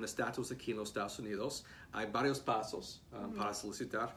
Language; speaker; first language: Spanish; non-native, fluent; English